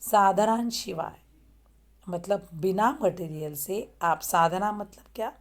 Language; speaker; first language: Hindi; non-native, local second language; Marathi